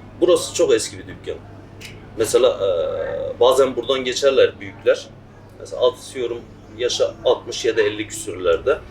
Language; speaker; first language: Turkish; native; Turkish